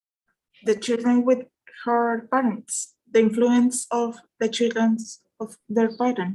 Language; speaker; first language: English; non-native, learner; Spanish